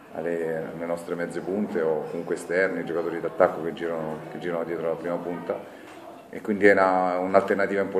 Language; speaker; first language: Italian; native; Italian